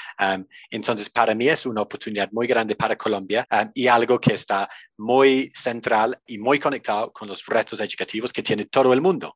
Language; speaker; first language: Spanish; non-native, fluent; English